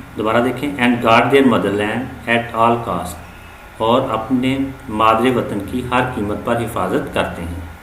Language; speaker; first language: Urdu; non-native, local second language; Punjabi